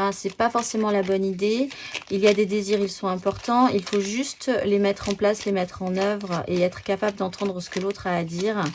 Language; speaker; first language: French; native; French